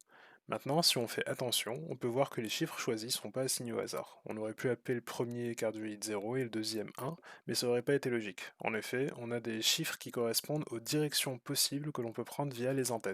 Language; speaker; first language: French; native; French